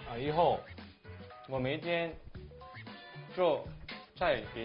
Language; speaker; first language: Chinese; non-native, learner; Korean